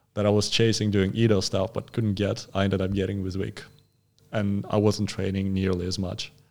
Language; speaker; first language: English; non-native, fluent; Russian